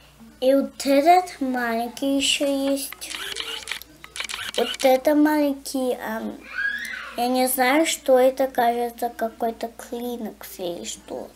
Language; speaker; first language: Russian; early bilingual, heritage; Russian